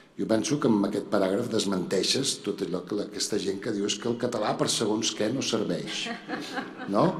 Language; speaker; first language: Catalan; native; Catalan